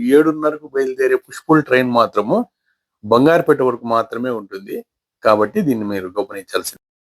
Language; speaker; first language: Telugu; native; Telugu